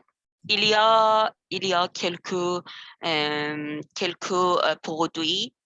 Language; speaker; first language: French; non-native, learner; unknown